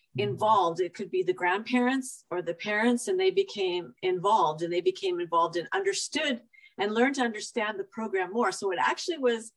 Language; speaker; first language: English; native; English